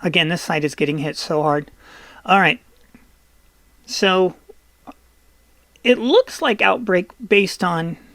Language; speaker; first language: English; native; English